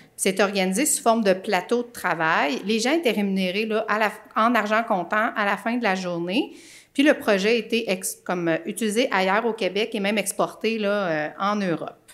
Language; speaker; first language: French; native; French